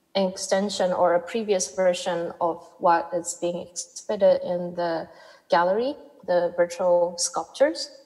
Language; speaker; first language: English; non-native, fluent; Chinese